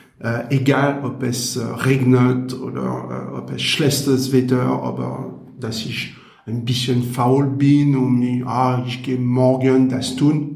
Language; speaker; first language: German; non-native, learner; French